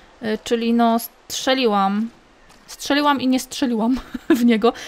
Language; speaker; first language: Polish; native; Polish